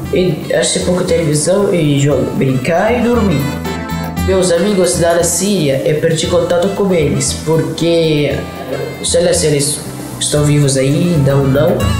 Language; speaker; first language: Portuguese; early bilingual, other home language; Arabic